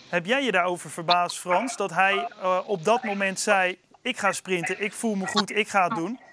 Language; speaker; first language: Dutch; native; Dutch